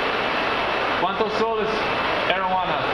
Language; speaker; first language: Spanish; non-native, learner; English